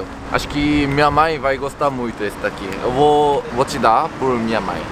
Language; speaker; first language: Portuguese; non-native, learner; Korean